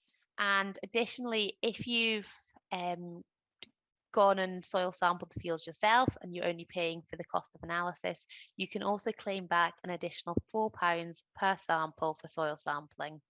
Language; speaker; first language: English; native; English